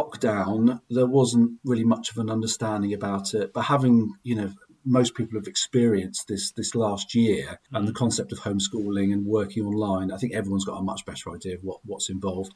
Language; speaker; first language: English; native; English